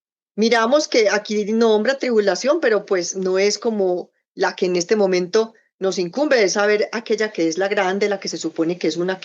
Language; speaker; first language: Spanish; native; Spanish